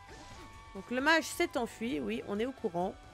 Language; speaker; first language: French; native; French